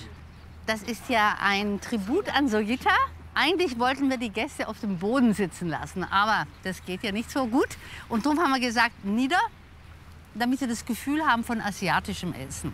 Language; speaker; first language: German; native; German